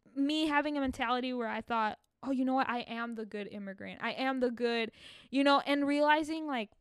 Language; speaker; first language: English; early bilingual, other home language; Spanish